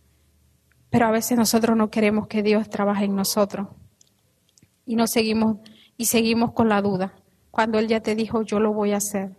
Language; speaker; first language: Spanish; native; Spanish